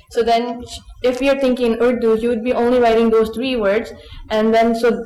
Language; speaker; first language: English; early bilingual, other home language; Punjabi